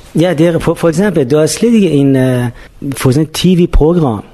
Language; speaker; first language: Danish; non-native, fluent; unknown